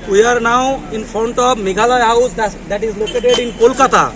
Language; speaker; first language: English; non-native, local second language; Bangla